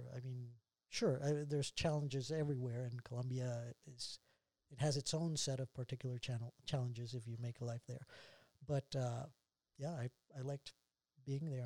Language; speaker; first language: English; non-native, fluent; Spanish